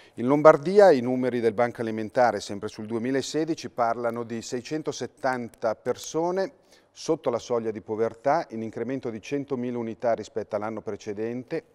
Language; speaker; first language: Italian; native; Italian